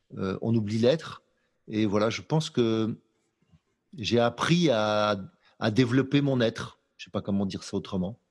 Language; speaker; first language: French; native; French